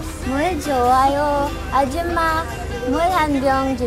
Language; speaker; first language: Korean; non-native, learner; Filipino